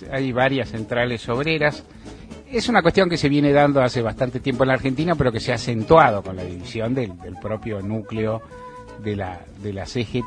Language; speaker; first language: Spanish; native; Spanish